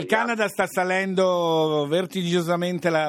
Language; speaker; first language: Italian; native; Italian